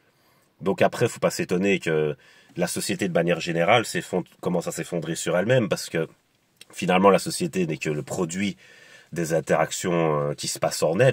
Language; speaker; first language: French; native; French